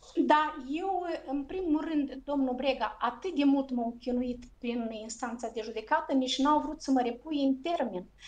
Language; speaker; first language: Romanian; native; Romanian